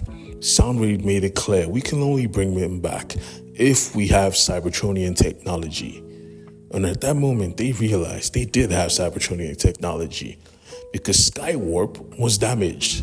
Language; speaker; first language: English; native; English